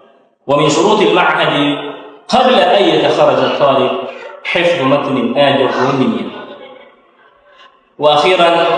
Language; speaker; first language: Arabic; non-native, fluent; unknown